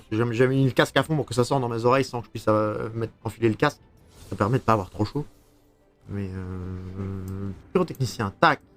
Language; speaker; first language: French; native; French